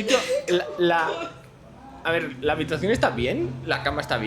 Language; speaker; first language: Spanish; native; Spanish